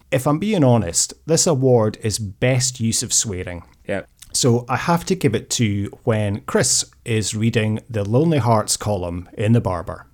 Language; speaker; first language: English; native; English